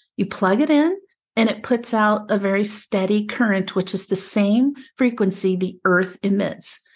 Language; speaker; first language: English; native; English